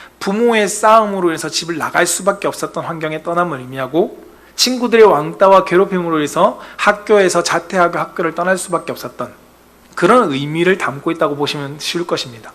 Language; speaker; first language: Korean; native; Korean